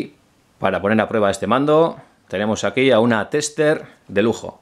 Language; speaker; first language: Spanish; native; Spanish